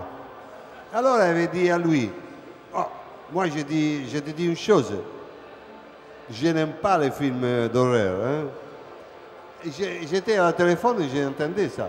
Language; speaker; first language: French; non-native, fluent; Italian